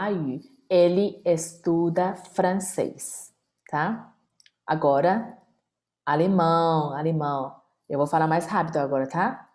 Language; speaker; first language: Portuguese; non-native, fluent; Chinese